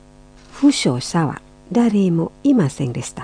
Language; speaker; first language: Japanese; non-native, fluent; Indonesian